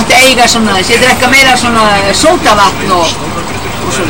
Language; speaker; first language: Icelandic; non-native, learner; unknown